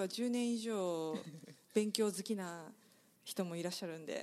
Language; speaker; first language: Japanese; native; Japanese